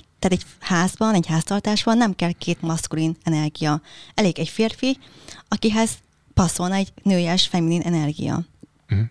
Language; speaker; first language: Hungarian; early bilingual, other home language; Vietnamese